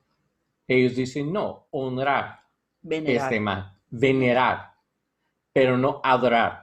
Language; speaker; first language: Spanish; non-native, learner; English